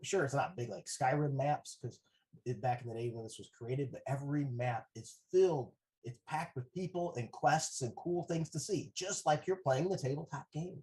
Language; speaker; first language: English; native; English